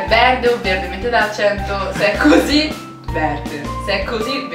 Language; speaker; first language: Italian; native; Italian